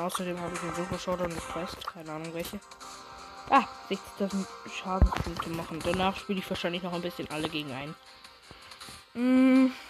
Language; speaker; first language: German; native; German